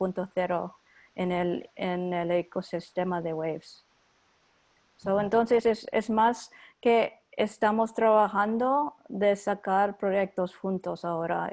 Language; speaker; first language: Spanish; non-native, learner; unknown